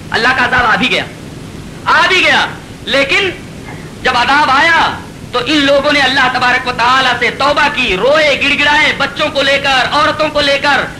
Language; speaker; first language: Urdu; native; Urdu